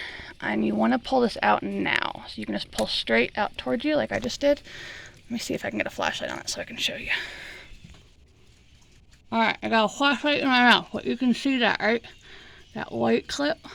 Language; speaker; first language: English; native; English